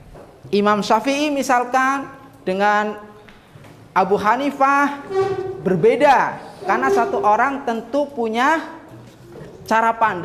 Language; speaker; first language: Indonesian; native; Indonesian